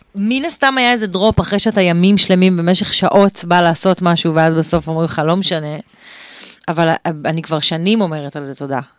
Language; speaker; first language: Hebrew; native; Hebrew